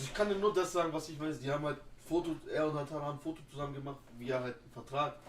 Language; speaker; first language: German; native; German